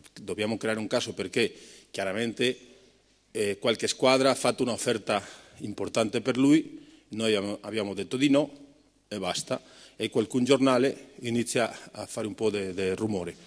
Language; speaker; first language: Italian; non-native, fluent; Spanish